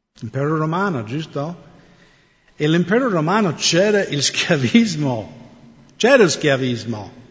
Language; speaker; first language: Italian; non-native, fluent; English